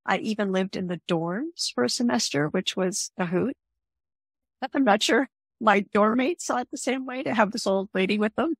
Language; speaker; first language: English; native; English